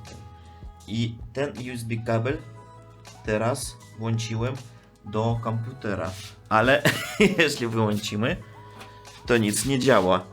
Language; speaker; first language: Polish; non-native, learner; Russian